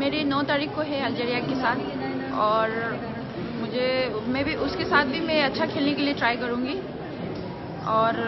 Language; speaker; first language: Hindi; non-native, local second language; Bodo